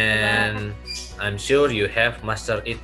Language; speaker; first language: English; non-native, learner; Indonesian